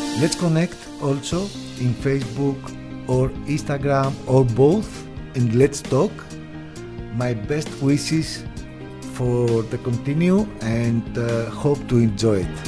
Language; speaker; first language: English; non-native, fluent; Greek